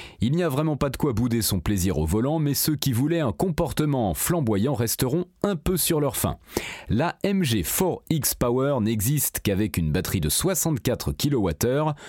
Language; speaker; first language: French; native; French